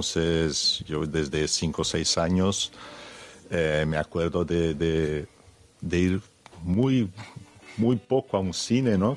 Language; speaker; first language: Spanish; early bilingual, heritage; Spanish